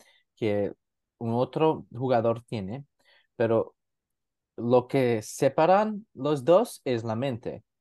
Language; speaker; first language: Spanish; non-native, learner; English